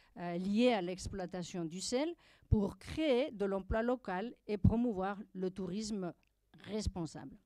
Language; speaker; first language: French; non-native, fluent; Spanish